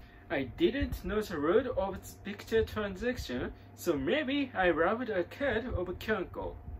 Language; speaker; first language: English; non-native, learner; Japanese